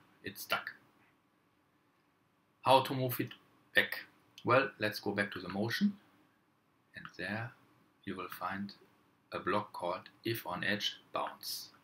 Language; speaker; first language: English; non-native, fluent; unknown